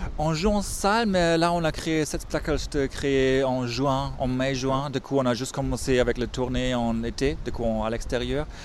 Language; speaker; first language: French; non-native, fluent; German